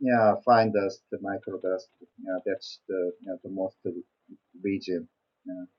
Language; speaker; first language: English; non-native, learner; Korean